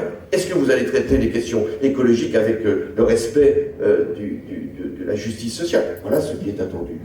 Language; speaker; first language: French; native; French